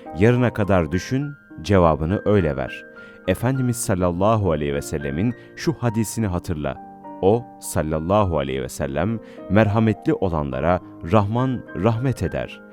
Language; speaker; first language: Turkish; native; Turkish